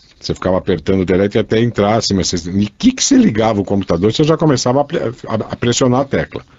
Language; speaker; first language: Portuguese; native; Portuguese